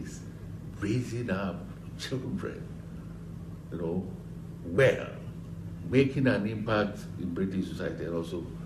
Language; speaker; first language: English; non-native, local second language; Akan